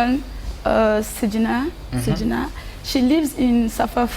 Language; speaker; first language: English; non-native, learner; French